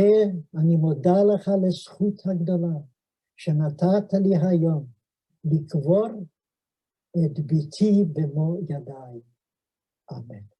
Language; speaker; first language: Hebrew; non-native, fluent; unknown